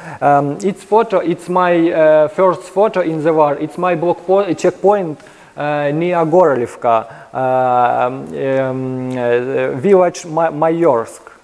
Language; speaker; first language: English; non-native, learner; Ukrainian